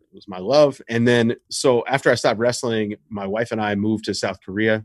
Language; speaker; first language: English; native; English